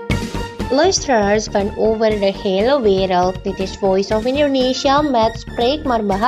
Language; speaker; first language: Dutch; non-native, learner; Indonesian